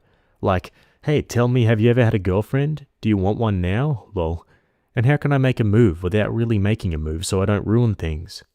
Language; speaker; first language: English; native; English